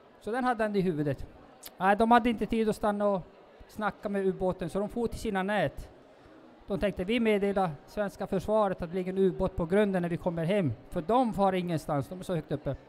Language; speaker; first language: Swedish; non-native, local second language; Northern Sami